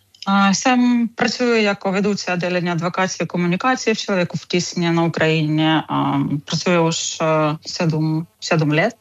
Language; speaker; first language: Czech; non-native, fluent; Ukrainian